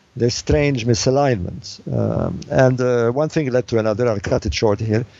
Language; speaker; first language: English; non-native, fluent; Arabic